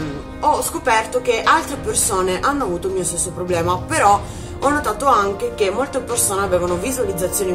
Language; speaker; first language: Italian; native; Italian